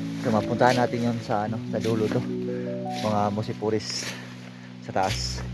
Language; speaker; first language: Filipino; non-native, local second language; Cebuano